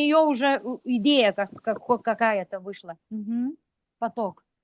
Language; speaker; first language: Russian; non-native, local second language; Lithuanian